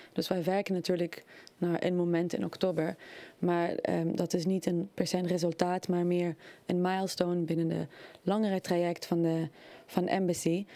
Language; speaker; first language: Dutch; non-native, fluent; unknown